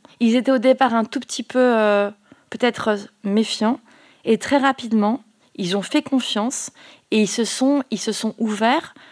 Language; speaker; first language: French; native; French